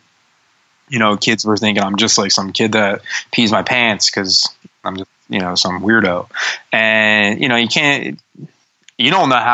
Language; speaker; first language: English; native; English